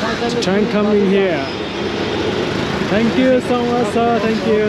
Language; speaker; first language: English; non-native, learner; Vietnamese